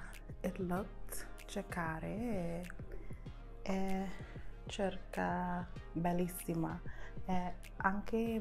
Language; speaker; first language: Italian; non-native, learner; English